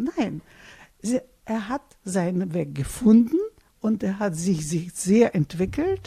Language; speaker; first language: German; non-native, fluent; Russian